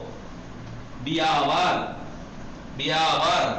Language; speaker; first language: Urdu; native; Urdu